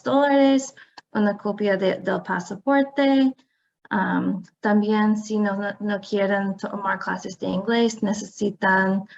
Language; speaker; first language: Spanish; non-native, fluent; English